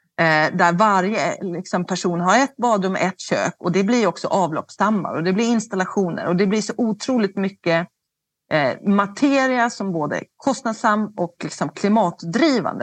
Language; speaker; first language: Swedish; native; Swedish